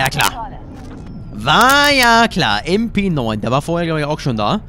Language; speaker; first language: German; native; German